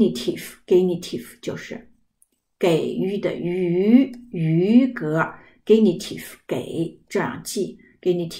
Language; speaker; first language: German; non-native, learner; Chinese